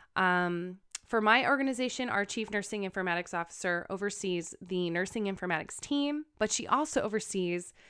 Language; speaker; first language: English; native; English